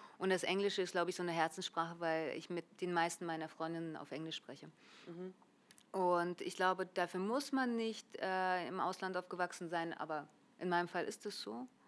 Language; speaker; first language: German; early bilingual, other home language; Russian